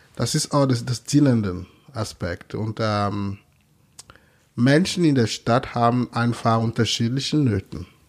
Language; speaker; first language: German; non-native, fluent; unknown